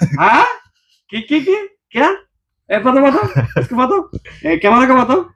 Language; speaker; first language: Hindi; non-native, learner; Bangla